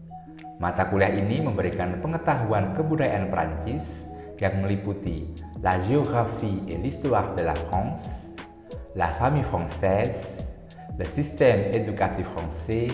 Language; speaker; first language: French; non-native, fluent; Indonesian